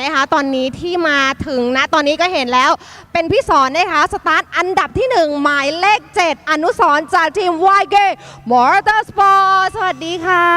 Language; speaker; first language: Thai; native; Thai